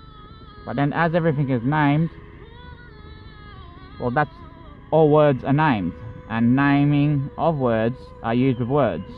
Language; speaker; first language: English; native; English